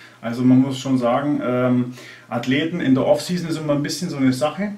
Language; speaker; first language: German; native; German